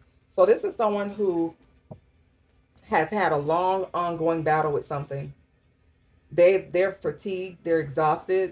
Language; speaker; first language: English; native; English